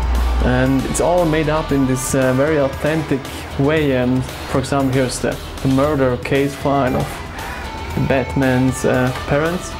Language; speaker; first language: English; non-native, fluent; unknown